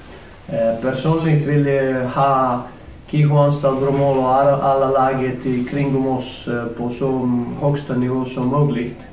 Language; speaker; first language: Swedish; non-native, fluent; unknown